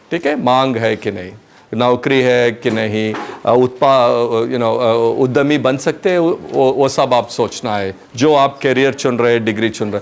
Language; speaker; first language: Hindi; non-native, local second language; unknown